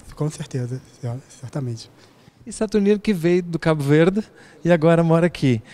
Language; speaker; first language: Portuguese; non-native, local second language; Kabuverdianu